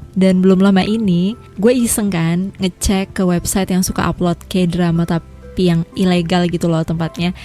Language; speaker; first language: Indonesian; native; Indonesian